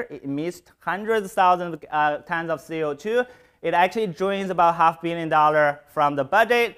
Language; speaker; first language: English; non-native, fluent; Chinese